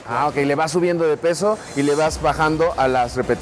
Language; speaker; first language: Spanish; native; Spanish